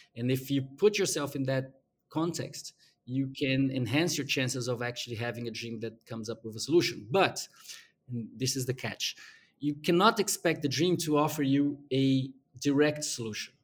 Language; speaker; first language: English; non-native, fluent; Portuguese